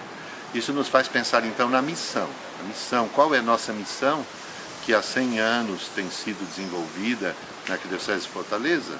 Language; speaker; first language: Portuguese; native; Portuguese